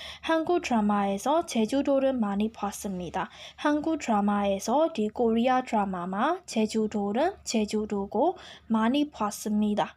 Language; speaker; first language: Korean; non-native, fluent; Burmese